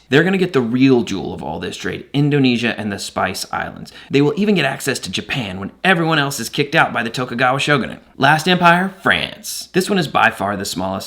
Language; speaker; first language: English; native; English